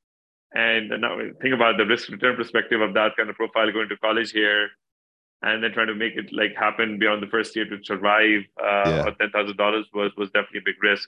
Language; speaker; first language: English; non-native, local second language; Urdu